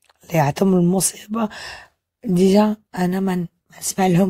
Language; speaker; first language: Arabic; early bilingual, heritage; French